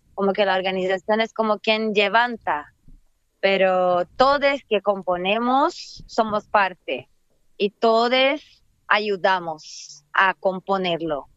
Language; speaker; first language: Spanish; non-native, fluent; Portuguese